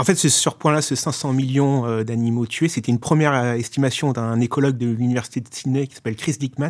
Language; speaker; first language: French; native; French